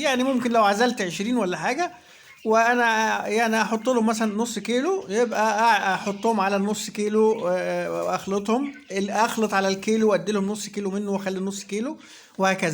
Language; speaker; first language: Arabic; native; Arabic